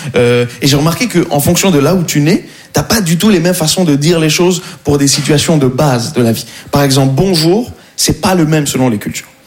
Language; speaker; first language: French; native; French